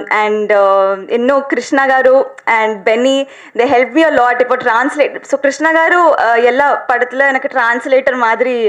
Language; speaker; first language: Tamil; non-native, learner; Telugu